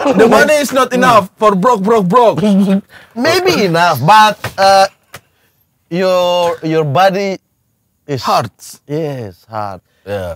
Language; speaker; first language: English; non-native, learner; Indonesian